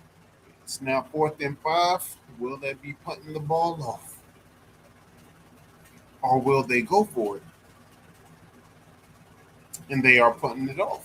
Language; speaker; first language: English; native; English